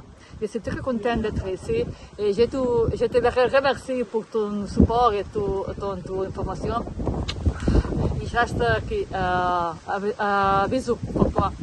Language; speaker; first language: French; non-native, learner; Spanish